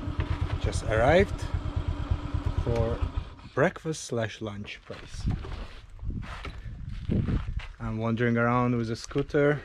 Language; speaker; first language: English; non-native, fluent; Azerbaijani